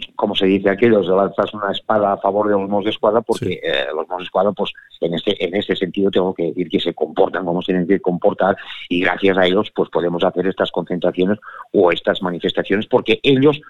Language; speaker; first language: Spanish; native; Spanish